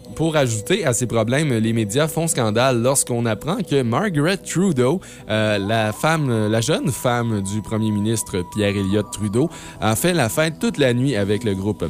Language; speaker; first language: French; native; French